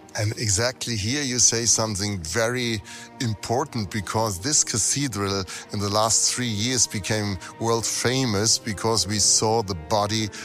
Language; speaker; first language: English; non-native, fluent; German